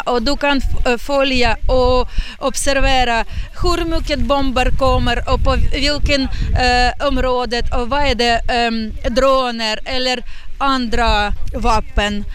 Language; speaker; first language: Swedish; non-native, learner; Ukrainian